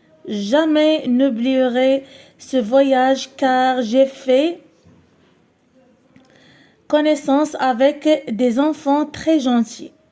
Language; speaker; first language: French; non-native, local second language; Arabic